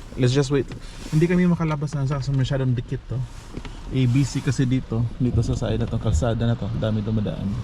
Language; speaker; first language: Filipino; non-native, local second language; Cebuano